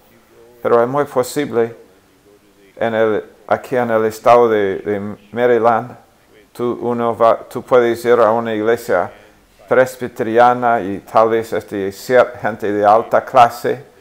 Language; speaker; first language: Spanish; non-native, fluent; English